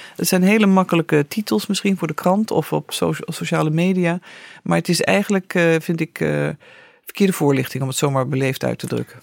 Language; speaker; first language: Dutch; native; Dutch